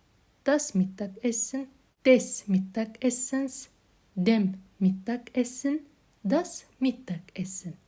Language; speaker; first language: German; non-native, fluent; Azerbaijani